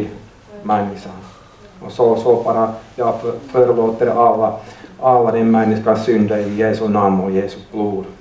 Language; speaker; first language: Swedish; non-native, learner; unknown